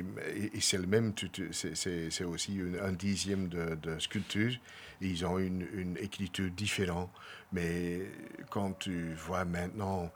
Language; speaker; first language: French; non-native, local second language; Dutch